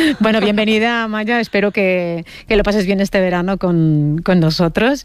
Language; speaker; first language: Spanish; native; Spanish